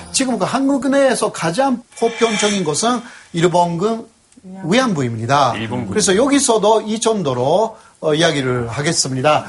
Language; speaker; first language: Korean; non-native, fluent; Japanese